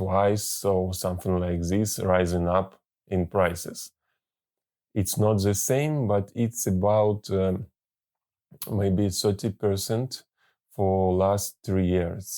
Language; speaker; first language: English; non-native, learner; Russian